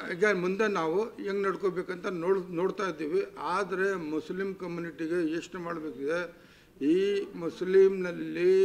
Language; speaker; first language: Kannada; non-native, local second language; Urdu